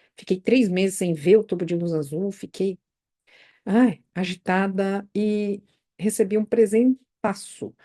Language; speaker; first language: Portuguese; native; Portuguese